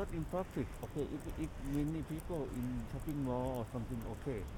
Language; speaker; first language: English; non-native, learner; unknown